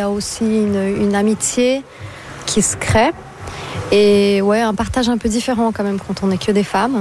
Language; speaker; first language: French; non-native, fluent; Portuguese